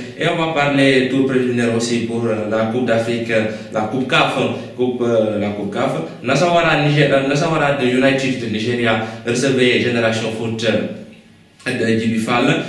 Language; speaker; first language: French; non-native, local second language; Wolof